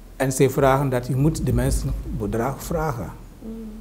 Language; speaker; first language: Dutch; non-native, learner; Igbo